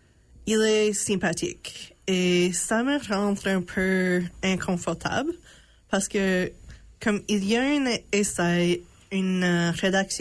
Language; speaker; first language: French; non-native, local second language; English